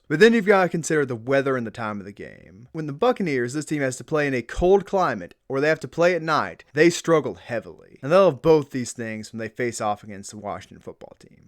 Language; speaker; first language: English; native; English